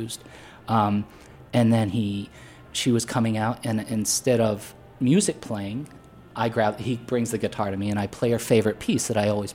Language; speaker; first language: English; native; English